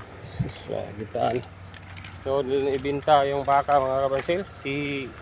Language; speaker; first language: Filipino; non-native, local second language; Cebuano